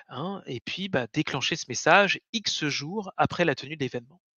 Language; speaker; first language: French; native; French